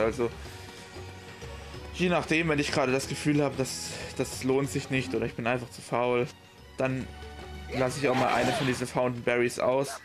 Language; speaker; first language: German; native; German